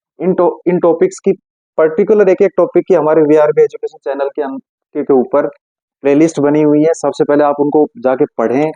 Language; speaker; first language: Hindi; native; Hindi